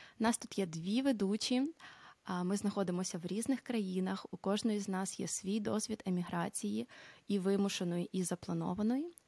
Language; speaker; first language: Ukrainian; native; Ukrainian